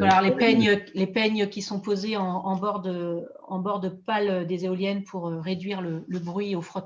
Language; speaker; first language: French; native; French